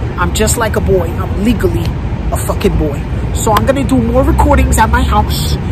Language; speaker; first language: English; native; English